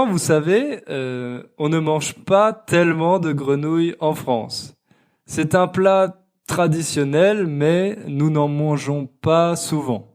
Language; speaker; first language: French; native; French